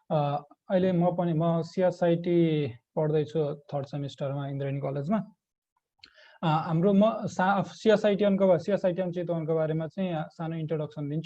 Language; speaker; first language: Nepali; native; Nepali